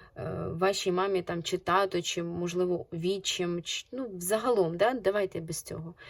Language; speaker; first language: Ukrainian; non-native, local second language; Russian